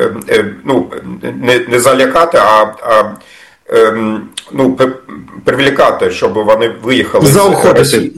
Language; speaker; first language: Ukrainian; non-native, fluent; German